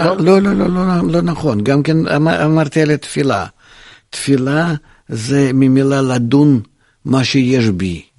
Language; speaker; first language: Hebrew; non-native, fluent; Russian